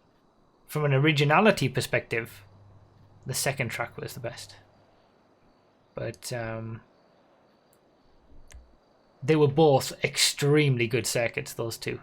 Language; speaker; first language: English; native; English